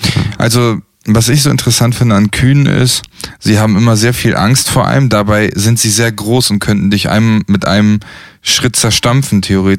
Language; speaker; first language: German; native; German